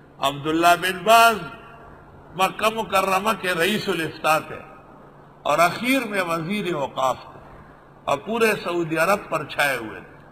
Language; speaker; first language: Urdu; non-native, local second language; Pashto